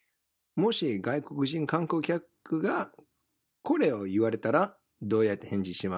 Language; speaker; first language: Japanese; non-native, fluent; English